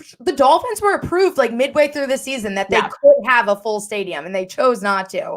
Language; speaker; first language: English; native; English